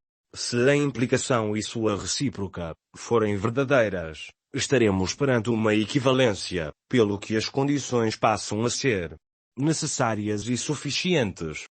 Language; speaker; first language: Portuguese; native; Portuguese